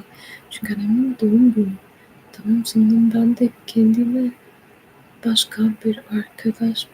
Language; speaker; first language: Turkish; non-native, learner; English